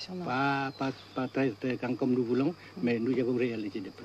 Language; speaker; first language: French; non-native, local second language; Vietnamese